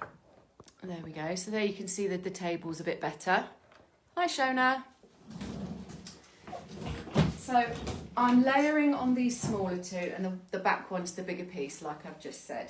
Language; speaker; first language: English; native; English